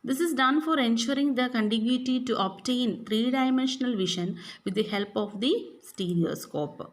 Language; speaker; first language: English; non-native, local second language; Malayalam